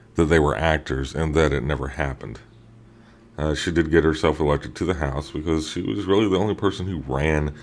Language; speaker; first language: English; native; English